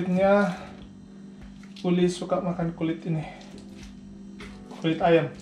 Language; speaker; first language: Indonesian; native; Indonesian